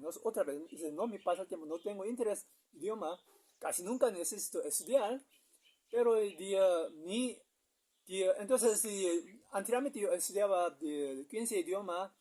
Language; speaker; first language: Spanish; non-native, learner; Korean